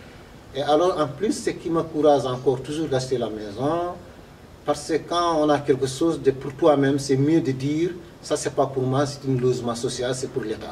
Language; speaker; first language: French; non-native, learner; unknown